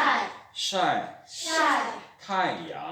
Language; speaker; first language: Chinese; non-native, fluent; Lao